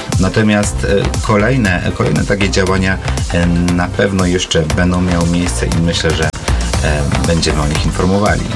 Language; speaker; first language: Polish; native; Polish